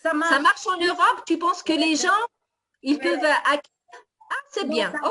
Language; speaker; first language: French; non-native, fluent; Italian